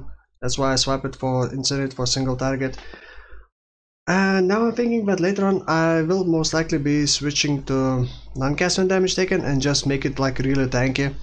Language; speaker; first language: English; non-native, fluent; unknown